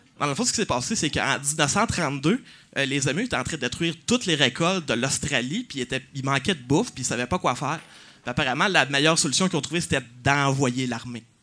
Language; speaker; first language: French; native; French